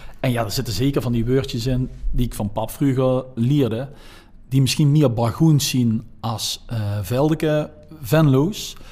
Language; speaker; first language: Dutch; native; Dutch